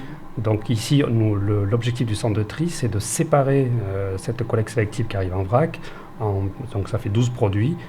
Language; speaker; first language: French; native; French